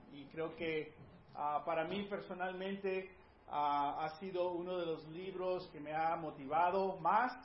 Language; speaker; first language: Spanish; early bilingual, heritage; Spanish